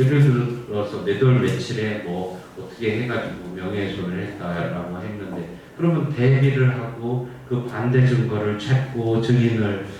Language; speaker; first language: Korean; native; Korean